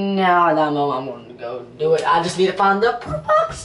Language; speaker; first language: English; native; English